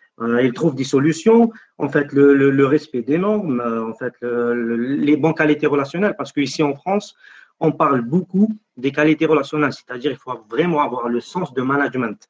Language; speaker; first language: French; non-native, local second language; Arabic